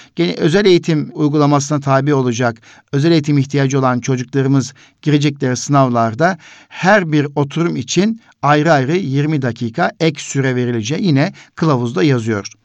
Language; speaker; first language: Turkish; native; Turkish